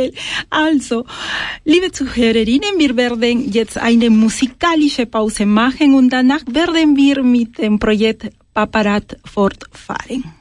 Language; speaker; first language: German; non-native, fluent; Spanish